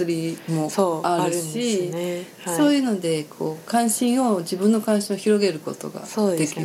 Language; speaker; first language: Japanese; native; Japanese